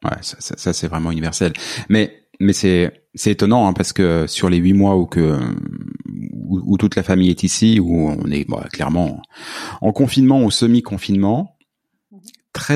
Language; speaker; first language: French; native; French